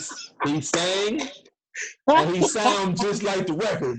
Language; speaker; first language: English; native; English